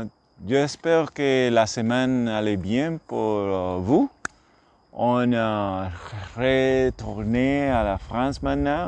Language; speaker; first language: French; non-native, learner; English